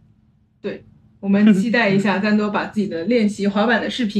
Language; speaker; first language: Chinese; native; Chinese